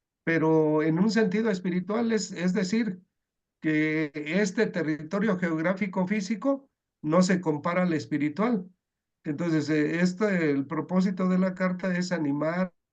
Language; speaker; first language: Spanish; native; Spanish